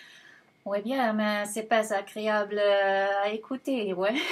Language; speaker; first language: French; non-native, fluent; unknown